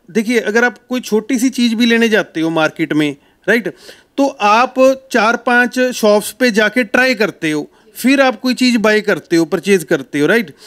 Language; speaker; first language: Hindi; non-native, local second language; Punjabi